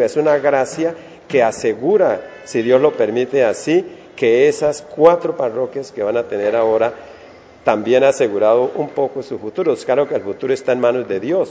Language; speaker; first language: Spanish; native; Spanish